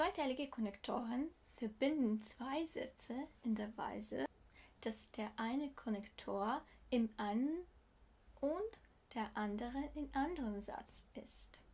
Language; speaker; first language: German; non-native, fluent; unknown